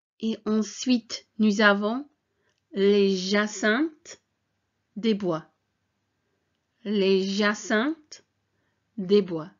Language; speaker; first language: French; non-native, fluent; English